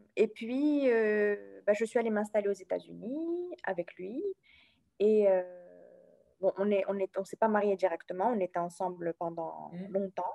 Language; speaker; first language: French; non-native, local second language; Arabic